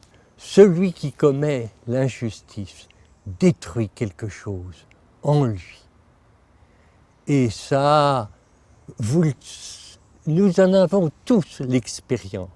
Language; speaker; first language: French; native; French